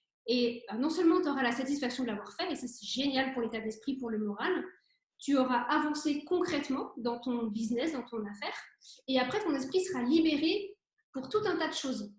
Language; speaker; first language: French; native; French